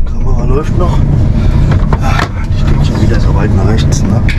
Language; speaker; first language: German; native; German